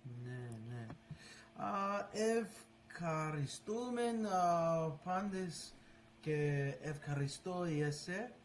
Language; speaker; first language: Greek; non-native, learner; English